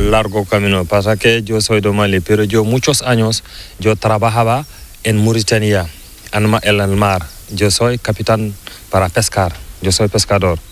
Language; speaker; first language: Spanish; non-native, learner; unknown